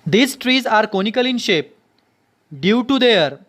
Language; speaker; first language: English; non-native, local second language; Marathi